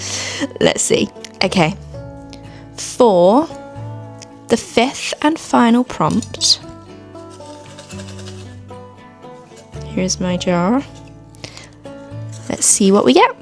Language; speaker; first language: English; native; English